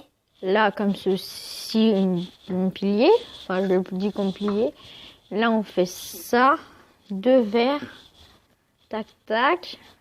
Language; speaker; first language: French; native; French